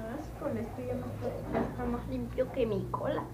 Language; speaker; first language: Spanish; native; Spanish